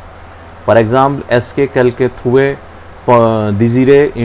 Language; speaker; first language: French; non-native, learner; Hindi